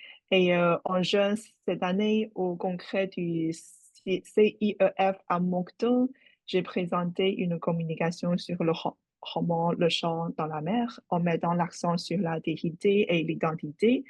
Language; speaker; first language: French; non-native, fluent; Chinese